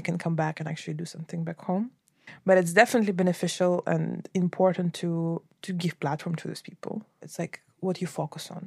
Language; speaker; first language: English; non-native, fluent; Ukrainian